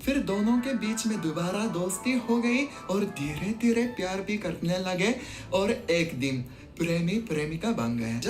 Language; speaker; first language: Hindi; non-native, fluent; Japanese